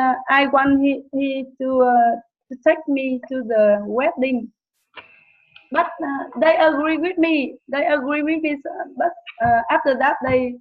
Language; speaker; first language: English; non-native, learner; Vietnamese